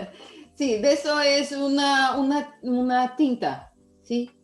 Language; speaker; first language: Spanish; non-native, learner; Portuguese